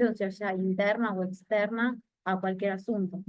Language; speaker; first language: Spanish; native; Spanish